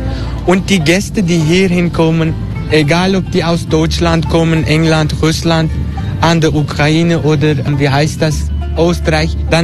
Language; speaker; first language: German; non-native, learner; Turkish